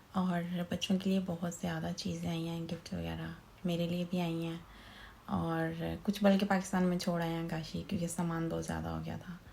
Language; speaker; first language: Urdu; native; Urdu